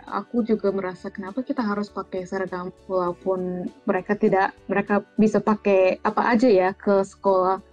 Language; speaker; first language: Indonesian; early bilingual, heritage; Indonesian